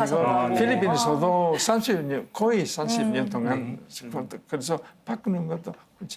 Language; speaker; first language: Korean; non-native, learner; Spanish